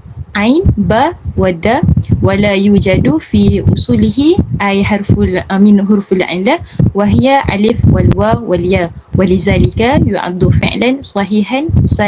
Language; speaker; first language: Arabic; non-native, learner; Malay